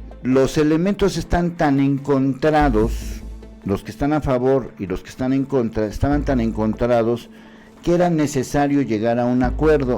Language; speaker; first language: Spanish; native; Spanish